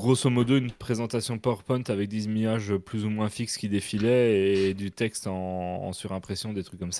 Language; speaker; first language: French; native; French